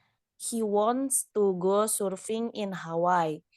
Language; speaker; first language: English; non-native, learner; Indonesian